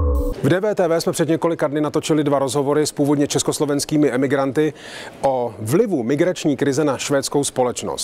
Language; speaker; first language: Czech; native; Czech